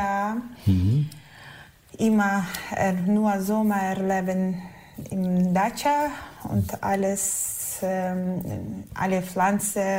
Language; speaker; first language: German; non-native, learner; Ukrainian